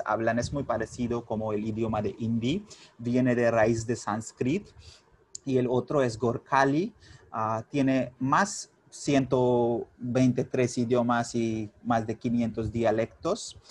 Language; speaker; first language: Spanish; non-native, fluent; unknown